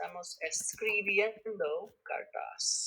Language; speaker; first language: Spanish; non-native, fluent; English